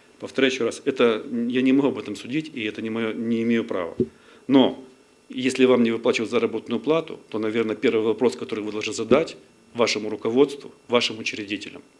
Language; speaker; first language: Russian; non-native, local second language; Ukrainian